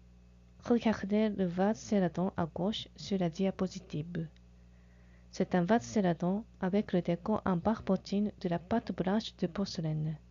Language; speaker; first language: French; non-native, fluent; Japanese